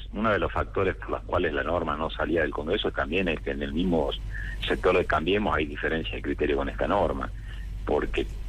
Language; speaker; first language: Spanish; native; Spanish